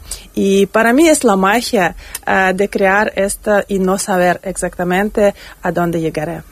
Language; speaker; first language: Spanish; non-native, learner; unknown